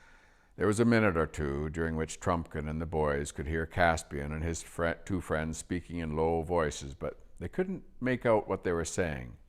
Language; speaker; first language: English; native; English